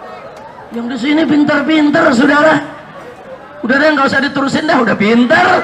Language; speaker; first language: Indonesian; native; Indonesian